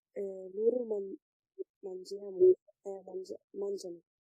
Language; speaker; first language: Italian; non-native, learner; Arabic